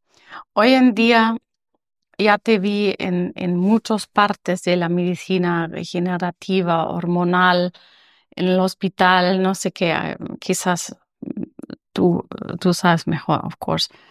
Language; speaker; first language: Spanish; non-native, learner; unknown